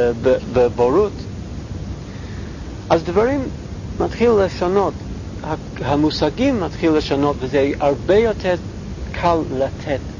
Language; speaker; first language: Hebrew; non-native, fluent; English